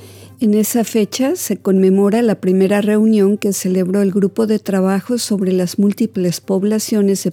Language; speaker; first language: Spanish; native; Spanish